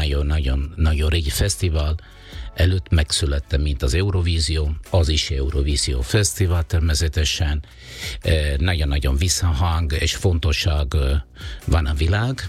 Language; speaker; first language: Hungarian; non-native, learner; Italian